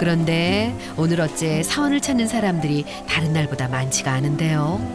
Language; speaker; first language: Korean; native; Korean